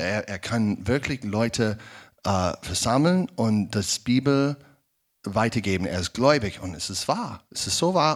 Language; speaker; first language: German; non-native, fluent; English